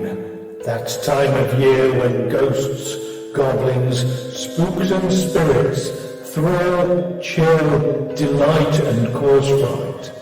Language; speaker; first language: English; native; English